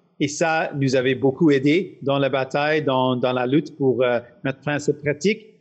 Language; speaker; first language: French; non-native, local second language; English